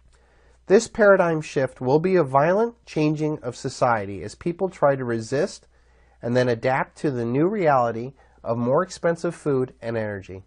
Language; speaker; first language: English; native; English